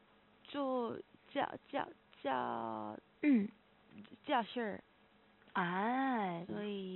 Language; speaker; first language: Chinese; non-native, learner; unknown